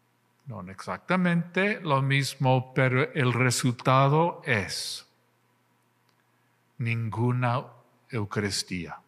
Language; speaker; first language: Spanish; non-native, fluent; English